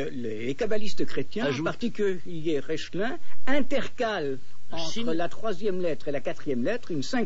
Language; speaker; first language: French; native; French